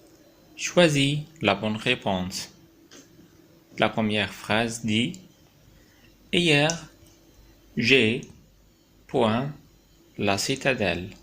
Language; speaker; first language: French; non-native, local second language; Arabic